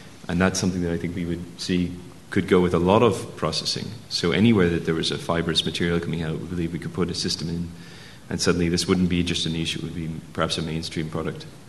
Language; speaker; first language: English; native; English